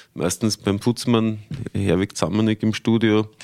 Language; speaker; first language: German; native; German